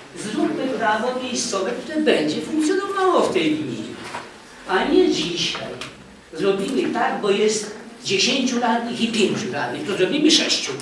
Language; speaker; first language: Polish; native; Polish